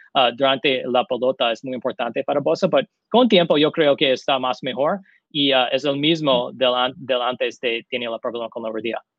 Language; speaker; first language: Spanish; non-native, learner; English